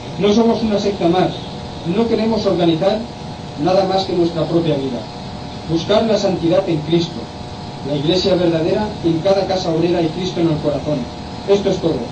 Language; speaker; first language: Spanish; non-native, local second language; Catalan